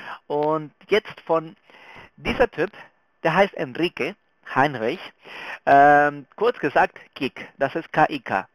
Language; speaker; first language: German; non-native, fluent; Spanish